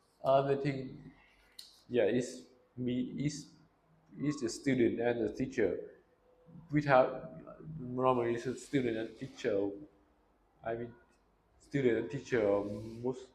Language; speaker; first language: English; non-native, learner; Vietnamese